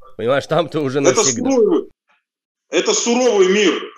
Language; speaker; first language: Russian; early bilingual, other home language; Armenian